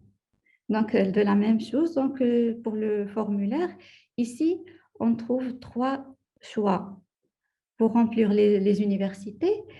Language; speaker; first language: French; non-native, local second language; Arabic